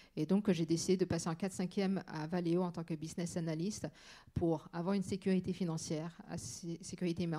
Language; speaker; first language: French; native; French